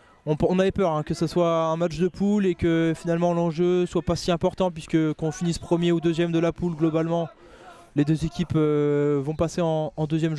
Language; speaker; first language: French; native; French